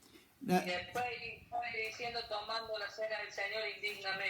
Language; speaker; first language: Spanish; native; Spanish